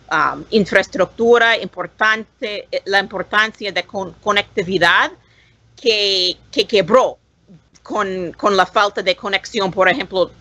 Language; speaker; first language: Spanish; non-native, learner; English